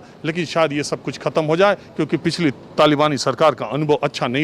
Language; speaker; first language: Hindi; native; Hindi